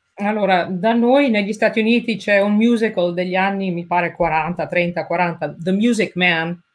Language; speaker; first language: Italian; non-native, fluent; English